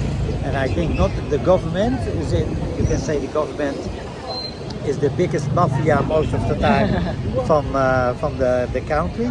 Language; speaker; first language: English; non-native, learner; Dutch